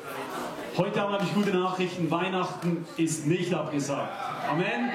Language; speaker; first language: German; native; German